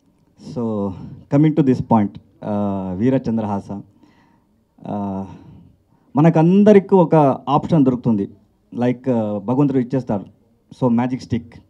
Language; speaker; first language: Telugu; non-native, learner; Kannada